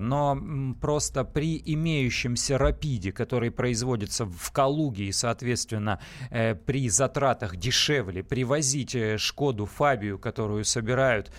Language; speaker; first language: Russian; native; Russian